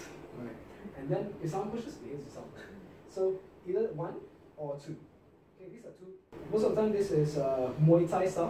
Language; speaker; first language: English; non-native, local second language; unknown